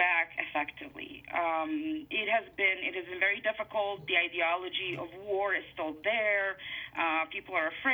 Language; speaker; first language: English; non-native, fluent; Bosnian